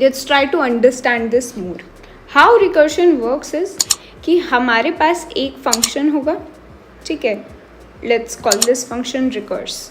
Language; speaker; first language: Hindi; native; Hindi